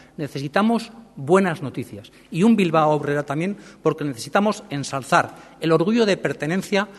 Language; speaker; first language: Spanish; native; Spanish